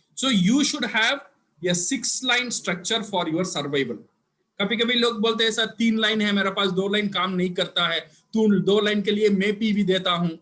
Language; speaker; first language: Hindi; non-native, local second language; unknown